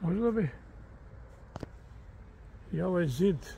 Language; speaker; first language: Croatian; native; Croatian